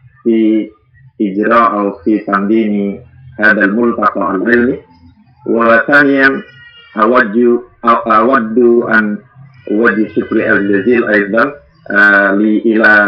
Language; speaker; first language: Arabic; non-native, fluent; Indonesian